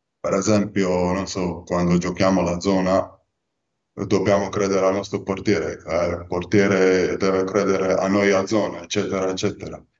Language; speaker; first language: Italian; non-native, fluent; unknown